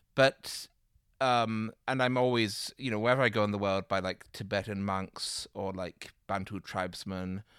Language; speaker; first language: English; native; English